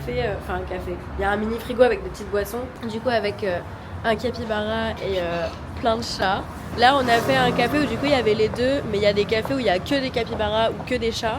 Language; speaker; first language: French; native; French